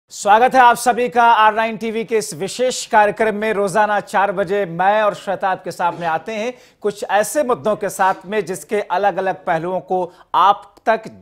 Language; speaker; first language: Hindi; native; Hindi